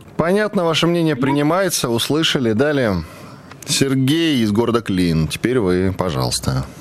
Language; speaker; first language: Russian; native; Russian